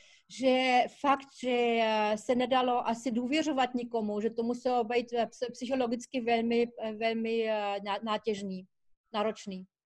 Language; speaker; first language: Czech; early bilingual, heritage; Czech